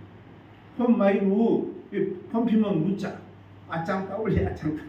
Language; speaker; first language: Thai; non-native, learner; Korean